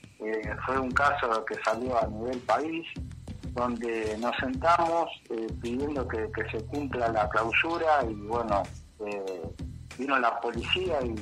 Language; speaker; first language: Spanish; native; Spanish